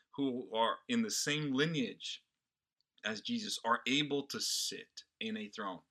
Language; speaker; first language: English; non-native, fluent; Portuguese